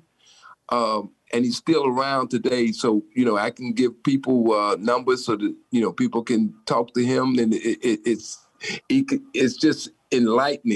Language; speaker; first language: English; native; English